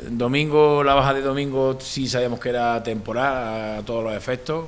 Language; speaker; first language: Spanish; native; Spanish